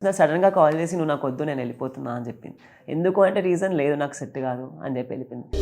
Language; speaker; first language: Telugu; native; Telugu